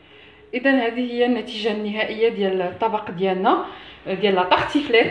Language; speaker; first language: Arabic; native; Arabic